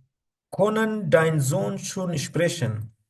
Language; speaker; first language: German; non-native, fluent; Urdu